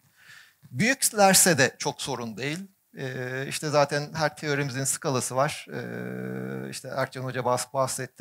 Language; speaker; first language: Turkish; native; Turkish